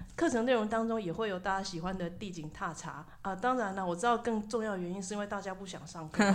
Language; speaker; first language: Chinese; native; Chinese